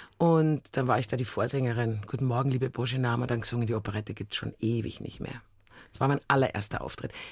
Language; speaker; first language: German; native; German